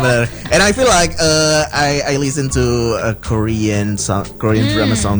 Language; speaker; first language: English; non-native, learner; Indonesian